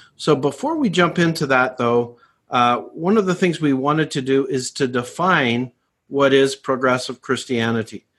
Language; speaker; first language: English; native; English